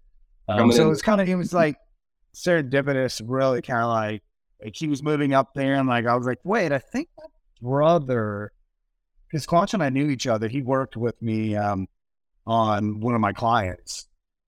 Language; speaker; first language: English; native; English